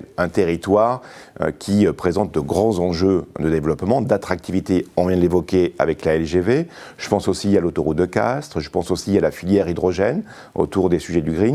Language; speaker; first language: French; native; French